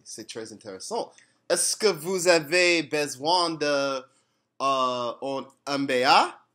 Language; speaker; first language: French; non-native, learner; English